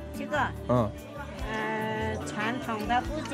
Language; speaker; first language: Chinese; native; Chinese